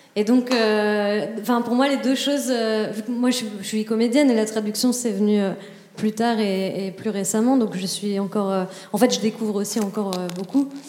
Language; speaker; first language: French; native; French